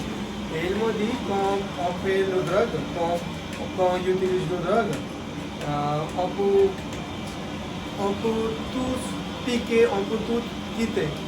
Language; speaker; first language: French; non-native, learner; Hindi